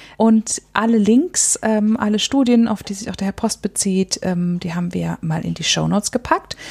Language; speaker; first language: German; native; German